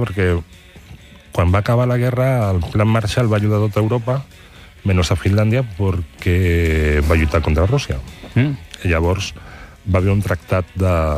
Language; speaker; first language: Catalan; non-native, local second language; Spanish